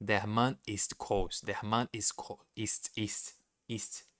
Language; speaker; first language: German; non-native, learner; Portuguese